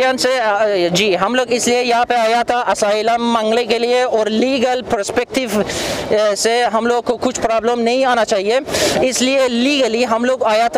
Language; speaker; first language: Hindi; non-native, fluent; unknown